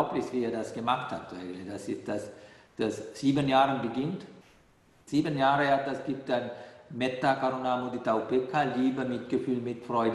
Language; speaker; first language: German; non-native, fluent; Sinhala